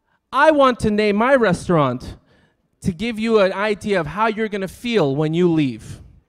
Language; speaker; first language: English; early bilingual, other home language; Russian